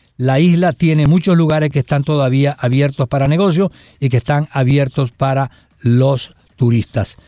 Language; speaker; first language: Spanish; native; Spanish